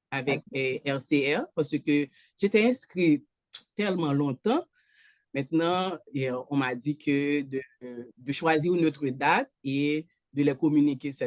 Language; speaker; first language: French; non-native, local second language; Haitian Creole